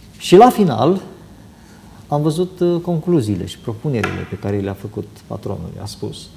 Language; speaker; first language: Romanian; native; Romanian